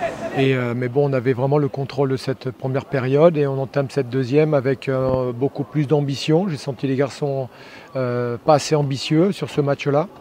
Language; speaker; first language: French; native; French